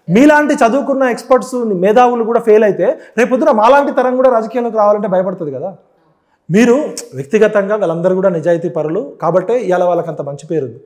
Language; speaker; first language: Telugu; native; Telugu